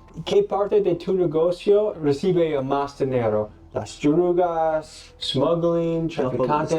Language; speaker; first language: Spanish; non-native, learner; English